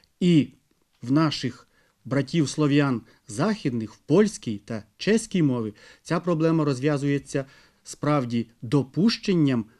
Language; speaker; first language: Ukrainian; native; Ukrainian